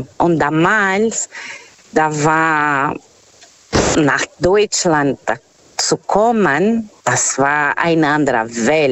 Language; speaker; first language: German; non-native, fluent; Portuguese